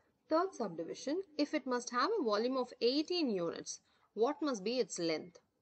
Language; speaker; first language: English; non-native, local second language; Tamil